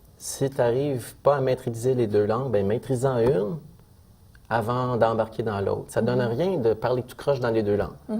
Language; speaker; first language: French; native; French